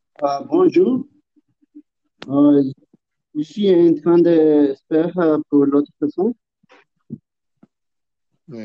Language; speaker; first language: French; non-native, learner; Spanish